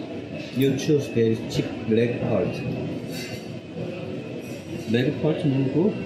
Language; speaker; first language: English; non-native, learner; Korean